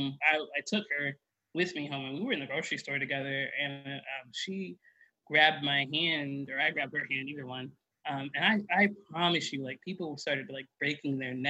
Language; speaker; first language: English; native; English